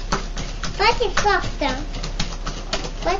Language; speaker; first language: French; native; French